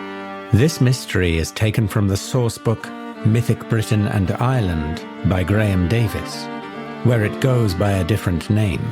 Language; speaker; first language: English; native; English